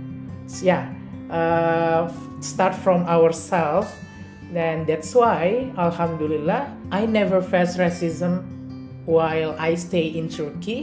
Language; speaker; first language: English; non-native, learner; Indonesian